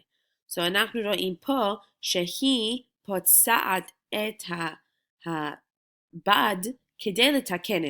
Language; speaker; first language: Hebrew; non-native, fluent; English